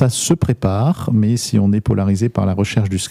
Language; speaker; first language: French; native; French